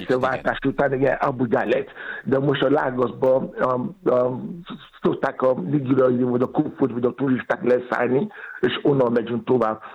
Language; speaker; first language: Hungarian; non-native, fluent; Yoruba